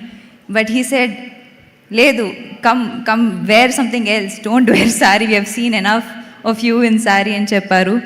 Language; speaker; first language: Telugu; non-native, local second language; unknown